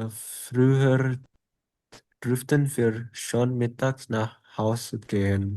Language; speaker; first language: German; non-native, learner; Indonesian